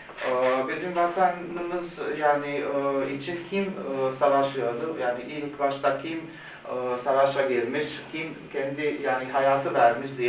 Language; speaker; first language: Turkish; non-native, fluent; Bosnian